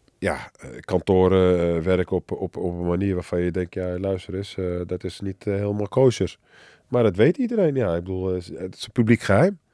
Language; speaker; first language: Dutch; early bilingual, other home language; Arabic